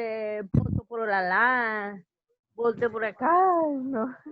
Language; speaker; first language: Portuguese; non-native, learner; Spanish